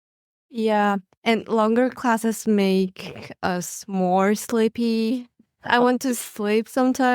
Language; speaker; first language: English; non-native, learner; Mongolian